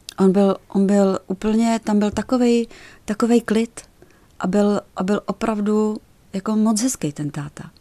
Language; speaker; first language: Czech; native; Czech